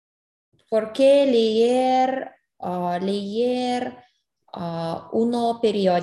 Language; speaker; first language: Spanish; non-native, learner; English